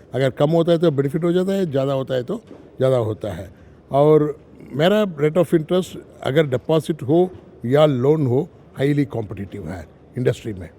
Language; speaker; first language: Hindi; non-native, local second language; Tamil